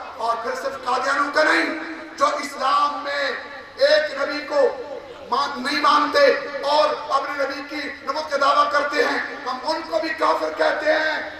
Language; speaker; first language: Urdu; non-native, local second language; Saraiki